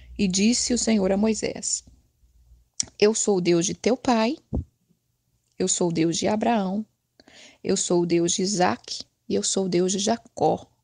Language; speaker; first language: Portuguese; native; Portuguese